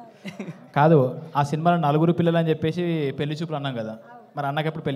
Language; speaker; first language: Telugu; native; Telugu